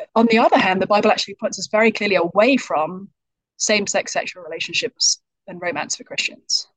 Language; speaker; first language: English; native; English